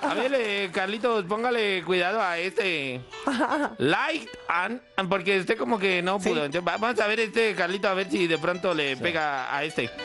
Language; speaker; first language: Spanish; native; Spanish